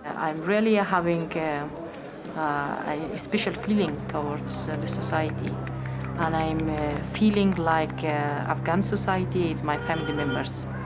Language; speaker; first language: English; non-native, fluent; Persian